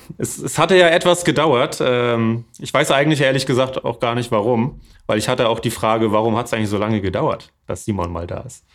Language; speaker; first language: German; native; German